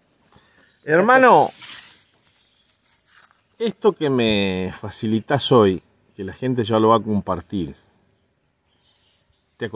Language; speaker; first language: Spanish; native; Spanish